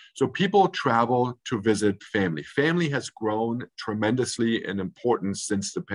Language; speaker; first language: English; early bilingual, other home language; German